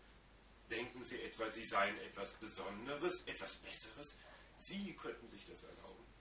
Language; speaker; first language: German; native; German